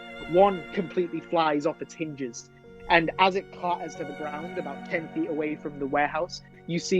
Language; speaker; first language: English; native; English